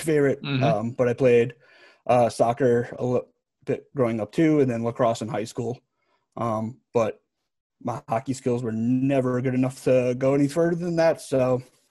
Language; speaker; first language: English; native; English